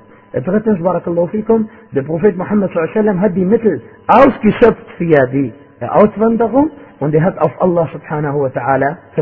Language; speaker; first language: German; non-native, fluent; Arabic